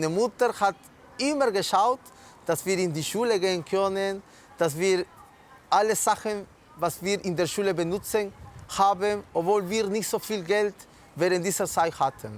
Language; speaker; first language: German; non-native, fluent; Spanish